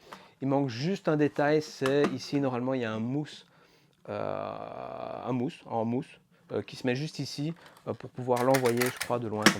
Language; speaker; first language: French; native; French